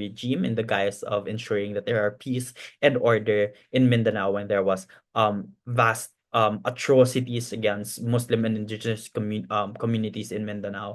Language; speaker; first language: English; non-native, local second language; Cebuano